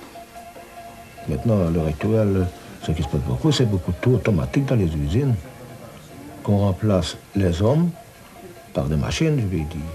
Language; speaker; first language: French; native; French